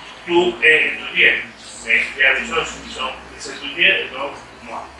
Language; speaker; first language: French; non-native, fluent; Spanish